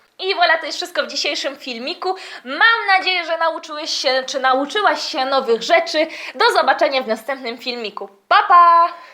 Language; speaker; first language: Polish; early bilingual, heritage; Polish